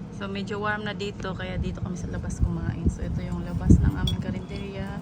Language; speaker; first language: Filipino; non-native, local second language; Cebuano